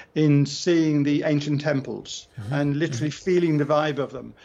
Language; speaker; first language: English; native; English